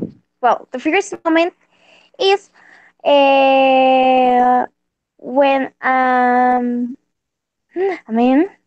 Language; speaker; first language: English; non-native, learner; Spanish